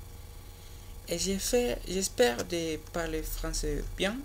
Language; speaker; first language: French; non-native, learner; Spanish